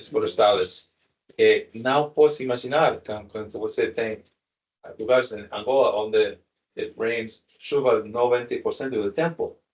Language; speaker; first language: Portuguese; non-native, learner; Spanish